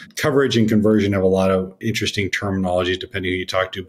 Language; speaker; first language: English; native; English